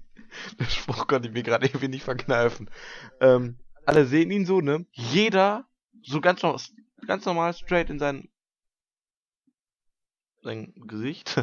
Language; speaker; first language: German; native; German